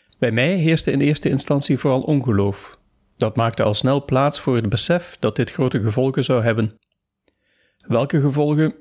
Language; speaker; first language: Dutch; native; Dutch